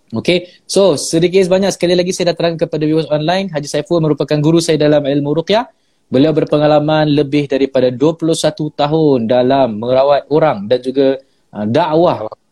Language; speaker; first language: Malay; native; Malay